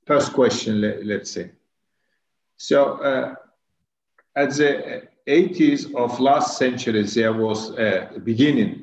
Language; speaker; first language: English; non-native, fluent; Turkish